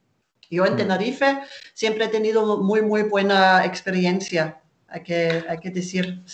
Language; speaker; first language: Spanish; non-native, fluent; German